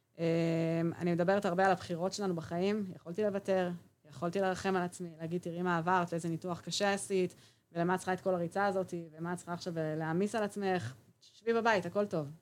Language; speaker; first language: Hebrew; native; Hebrew